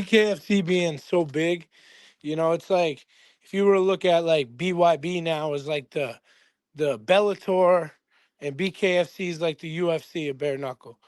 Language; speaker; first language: English; native; English